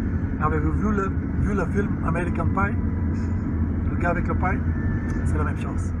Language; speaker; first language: French; non-native, learner; Bulgarian